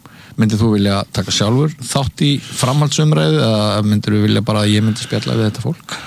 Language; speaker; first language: Icelandic; native; Icelandic